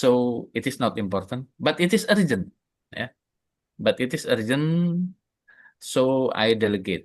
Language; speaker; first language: English; non-native, learner; Indonesian